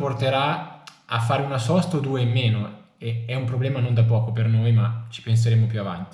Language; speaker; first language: Italian; native; Italian